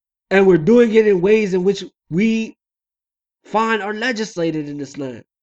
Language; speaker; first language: English; native; English